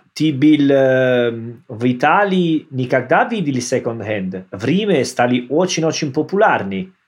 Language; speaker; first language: Russian; non-native, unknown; Italian